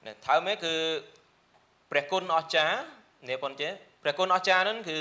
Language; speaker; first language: Korean; non-native, learner; Khmer